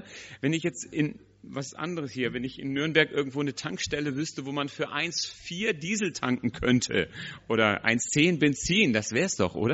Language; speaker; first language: German; native; German